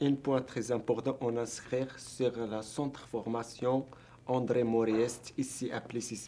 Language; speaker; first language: French; non-native, learner; Arabic